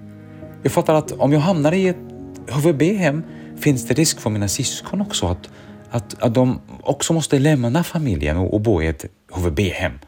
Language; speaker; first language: Swedish; early bilingual, other home language; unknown